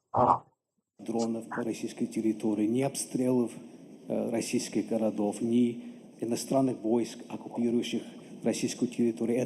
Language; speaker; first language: Russian; non-native, fluent; English